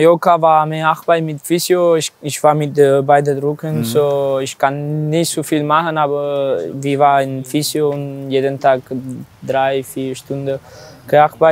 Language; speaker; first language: German; non-native, learner; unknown